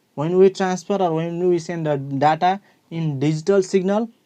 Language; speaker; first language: English; non-native, local second language; Nepali